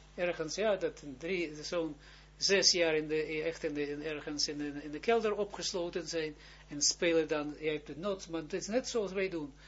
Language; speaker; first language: Dutch; non-native, fluent; Hebrew